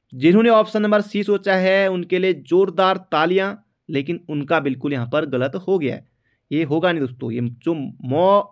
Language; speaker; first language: Hindi; native; Hindi